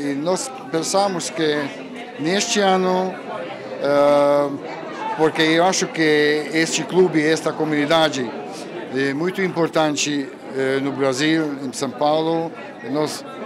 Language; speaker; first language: Portuguese; non-native, fluent; Hungarian